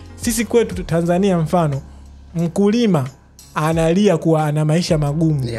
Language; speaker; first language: Swahili; native; Swahili